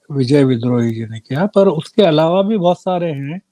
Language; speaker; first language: Hindi; native; Hindi